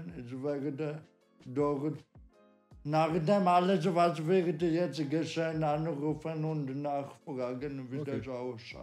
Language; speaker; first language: German; non-native, learner; Polish